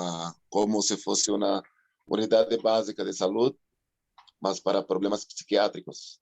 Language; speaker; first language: Spanish; non-native, fluent; Portuguese